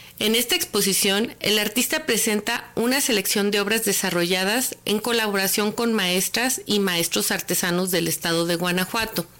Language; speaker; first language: Spanish; native; Spanish